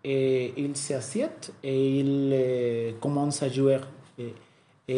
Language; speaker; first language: French; non-native, learner; Spanish